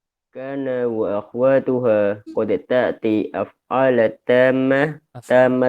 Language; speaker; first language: Arabic; non-native, learner; Indonesian